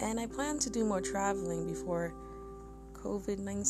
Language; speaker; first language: English; non-native, local second language; Yoruba